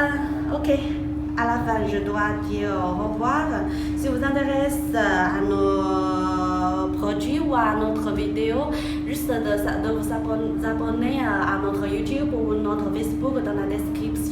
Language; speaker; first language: French; non-native, fluent; Chinese